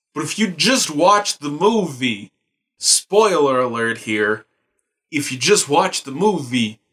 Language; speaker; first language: English; native; English